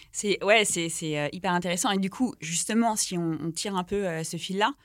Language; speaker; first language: French; native; French